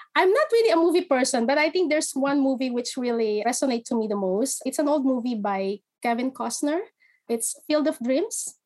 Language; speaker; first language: English; non-native, local second language; Filipino